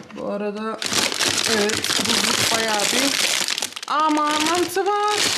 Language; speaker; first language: Turkish; early bilingual, heritage; Turkish